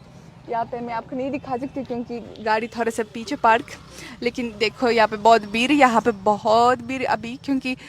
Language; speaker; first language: Hindi; non-native, fluent; Russian